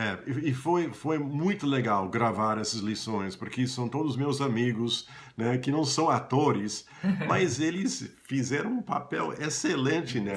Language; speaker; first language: Portuguese; non-native, fluent; English